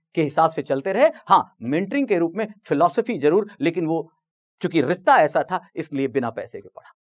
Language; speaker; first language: Hindi; native; Hindi